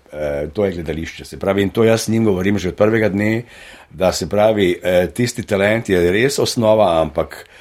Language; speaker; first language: Slovenian; native; Slovenian